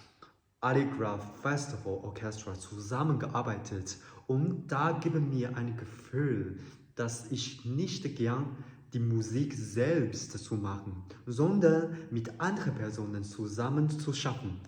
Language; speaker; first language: German; non-native, learner; Chinese